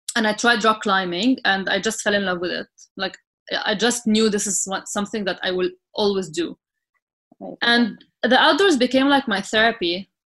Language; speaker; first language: English; non-native, fluent; Arabic